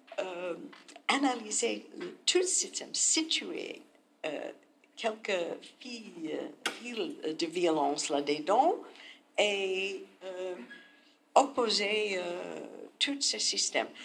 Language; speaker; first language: French; non-native, learner; English